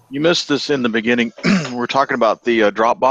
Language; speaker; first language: English; native; English